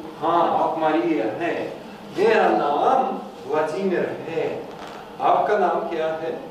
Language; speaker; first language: Russian; native; Russian